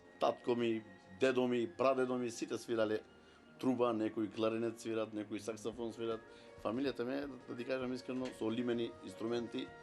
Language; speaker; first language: Macedonian; non-native, local second language; Romany